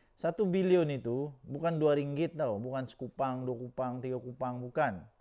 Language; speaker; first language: Malay; native; Malay